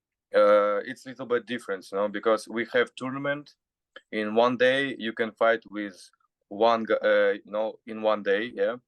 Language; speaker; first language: English; non-native, learner; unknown